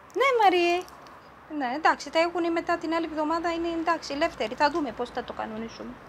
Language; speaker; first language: Greek; non-native, fluent; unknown